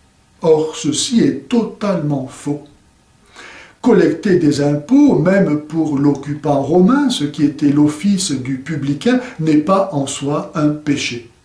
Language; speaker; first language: French; native; French